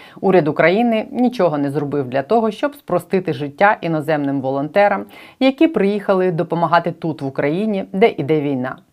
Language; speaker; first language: Ukrainian; native; Ukrainian